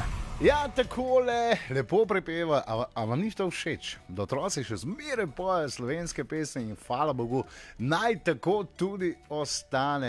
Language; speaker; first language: Slovenian; native; Slovenian